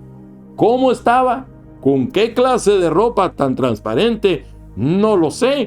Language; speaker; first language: Spanish; native; Spanish